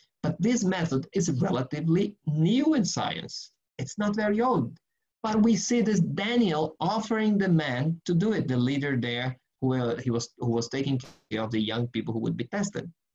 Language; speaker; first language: English; non-native, fluent; Portuguese